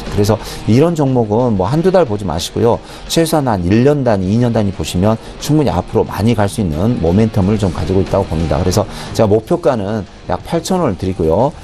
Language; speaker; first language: Korean; native; Korean